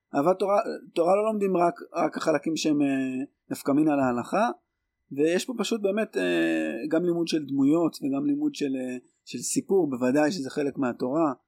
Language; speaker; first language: Hebrew; native; Hebrew